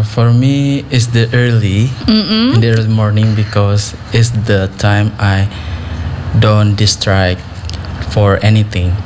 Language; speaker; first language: English; non-native, learner; Indonesian